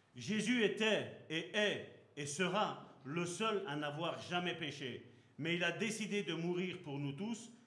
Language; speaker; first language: French; native; French